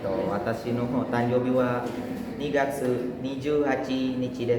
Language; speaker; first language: Japanese; non-native, learner; Indonesian